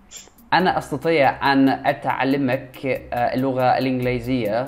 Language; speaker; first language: Arabic; non-native, learner; English